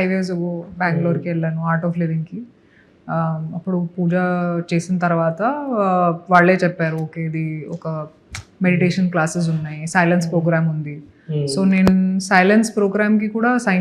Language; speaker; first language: Telugu; non-native, fluent; Hindi